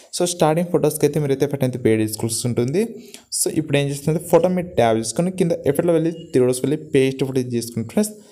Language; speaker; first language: Telugu; non-native, local second language; Gondi